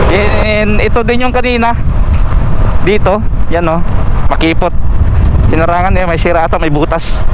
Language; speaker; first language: Filipino; native; Filipino